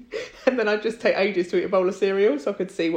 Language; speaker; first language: English; native; English